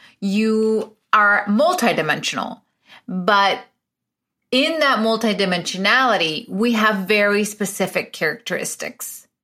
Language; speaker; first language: English; early bilingual, other home language; Spanish